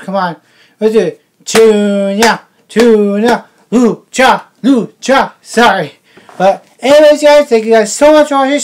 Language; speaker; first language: English; native; English